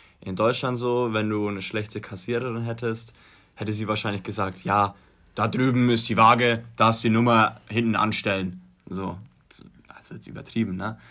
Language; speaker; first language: German; native; German